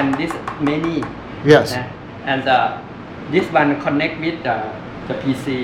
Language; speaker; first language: English; non-native, learner; Thai